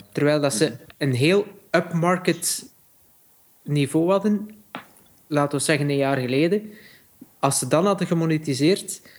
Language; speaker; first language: Dutch; native; Dutch